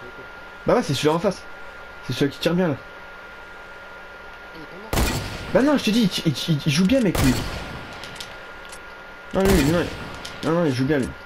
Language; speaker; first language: French; native; French